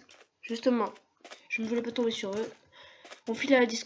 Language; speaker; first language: French; native; French